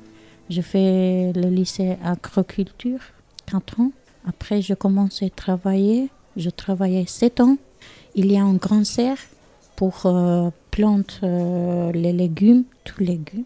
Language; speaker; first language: French; non-native, learner; Albanian